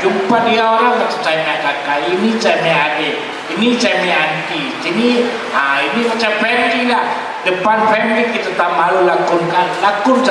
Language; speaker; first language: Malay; non-native, local second language; Tamil